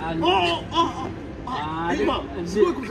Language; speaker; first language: Japanese; native; Japanese